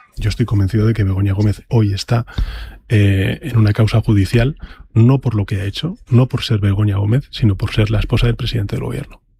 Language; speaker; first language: Spanish; native; Spanish